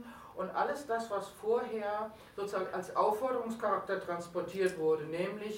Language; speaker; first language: German; native; German